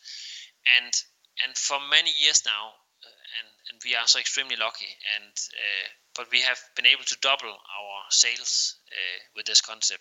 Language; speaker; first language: English; non-native, fluent; Danish